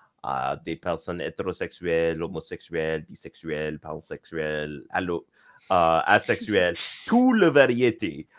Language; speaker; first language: French; non-native, local second language; English